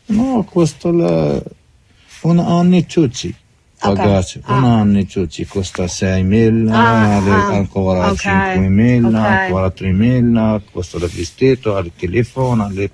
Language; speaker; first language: Italian; non-native, learner; Arabic